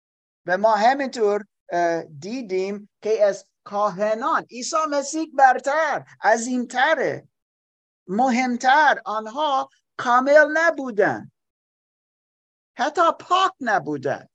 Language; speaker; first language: Persian; non-native, fluent; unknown